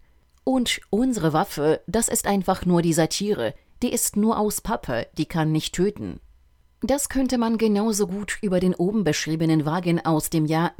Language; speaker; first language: German; native; German